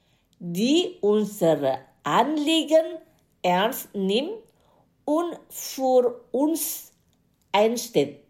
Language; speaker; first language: German; non-native, fluent; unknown